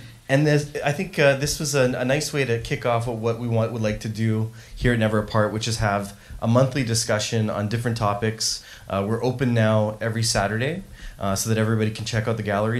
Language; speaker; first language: English; native; English